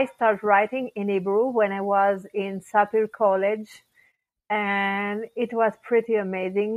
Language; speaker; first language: English; non-native, fluent; French